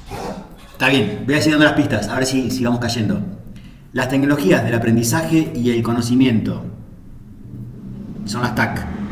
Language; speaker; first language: Spanish; native; Spanish